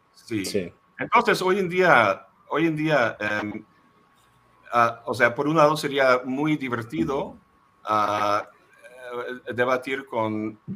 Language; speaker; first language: Spanish; non-native, fluent; English